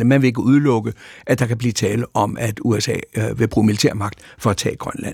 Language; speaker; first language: Danish; native; Danish